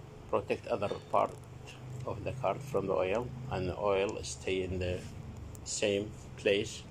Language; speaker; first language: English; non-native, learner; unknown